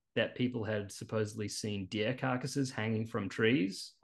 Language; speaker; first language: English; native; English